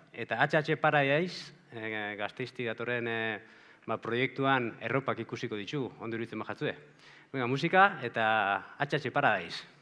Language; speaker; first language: Basque; native; Basque